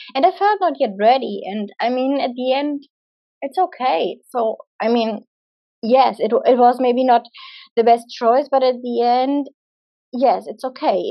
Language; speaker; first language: English; non-native, fluent; German